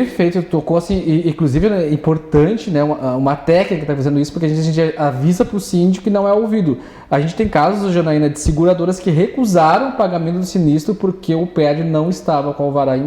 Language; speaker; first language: Portuguese; native; Portuguese